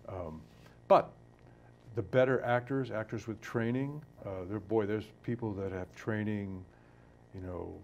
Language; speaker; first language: English; native; English